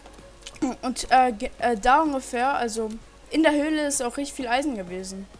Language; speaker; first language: German; early bilingual, other home language; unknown